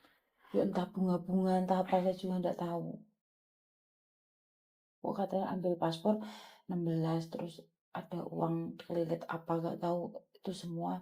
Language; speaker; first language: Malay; non-native, local second language; Javanese